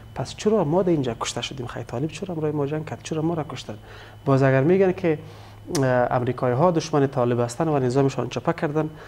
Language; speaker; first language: Persian; native; Persian